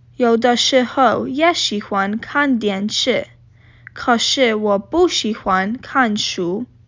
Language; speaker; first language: Chinese; non-native, learner; Polish